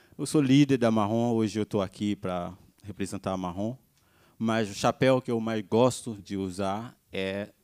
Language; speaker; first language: Portuguese; non-native, fluent; Haitian Creole